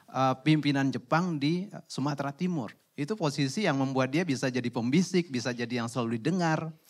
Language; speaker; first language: Indonesian; native; Indonesian